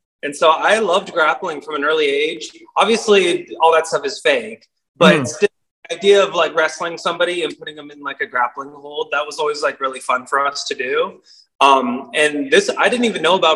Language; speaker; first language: English; native; English